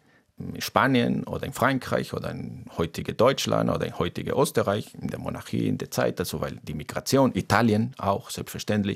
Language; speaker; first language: German; non-native, fluent; Portuguese